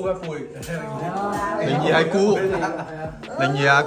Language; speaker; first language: Chinese; native; Chinese